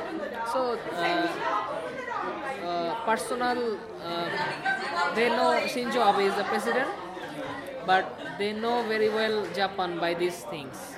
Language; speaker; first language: English; non-native, learner; Bangla